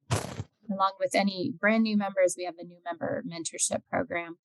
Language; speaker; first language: English; native; English